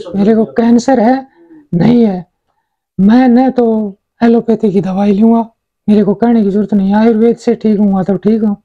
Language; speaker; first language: Hindi; native; Hindi